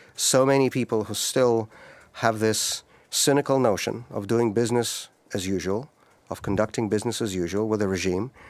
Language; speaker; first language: English; non-native, fluent; Russian